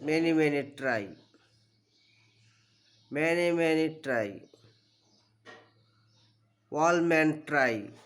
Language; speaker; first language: English; non-native, learner; Bangla